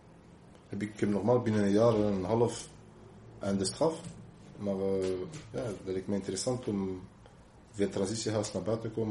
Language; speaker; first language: Dutch; non-native, local second language; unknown